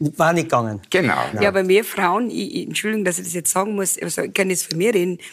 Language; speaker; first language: German; non-native, fluent; Afrikaans